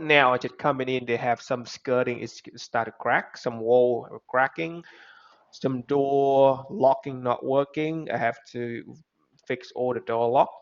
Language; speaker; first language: English; non-native, fluent; Vietnamese